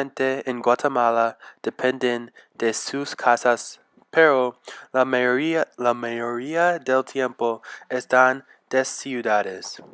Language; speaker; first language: Spanish; non-native, learner; English